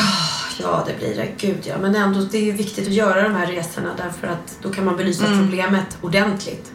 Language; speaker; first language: Swedish; native; Swedish